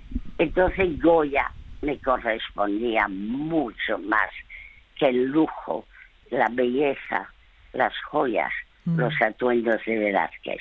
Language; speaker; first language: Spanish; early bilingual, other home language; French